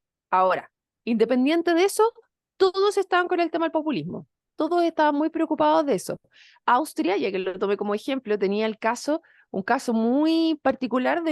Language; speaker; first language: Spanish; native; Spanish